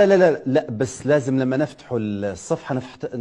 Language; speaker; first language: Arabic; native; Arabic